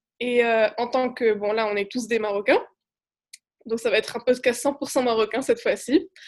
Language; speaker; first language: French; non-native, local second language; Arabic